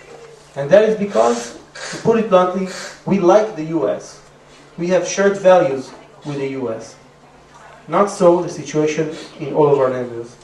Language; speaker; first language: English; non-native, fluent; Hebrew